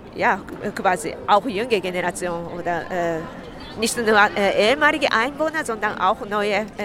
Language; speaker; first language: German; non-native, fluent; Japanese